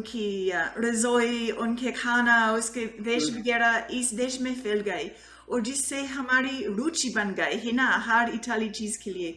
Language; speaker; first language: Hindi; non-native, fluent; Italian